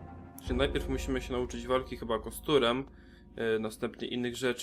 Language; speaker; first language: Polish; native; Polish